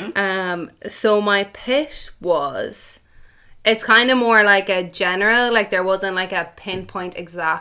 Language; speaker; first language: English; non-native, local second language; Irish